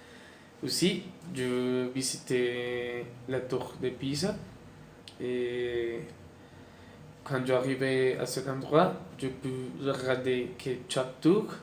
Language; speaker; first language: French; non-native, learner; Spanish